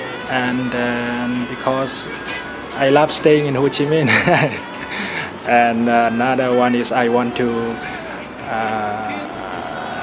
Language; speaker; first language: English; non-native, fluent; Burmese